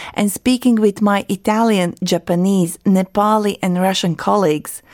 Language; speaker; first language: English; non-native, fluent; Croatian